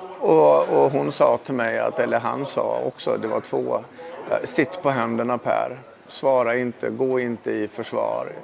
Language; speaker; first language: Swedish; native; Swedish